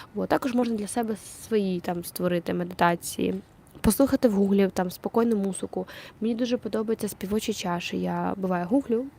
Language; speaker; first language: Ukrainian; non-native, local second language; Russian